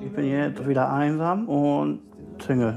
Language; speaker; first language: German; native; German